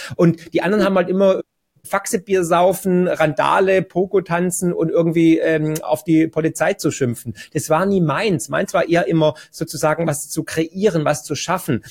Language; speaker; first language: German; native; German